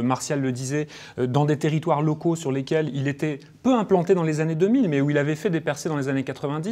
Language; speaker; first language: French; native; French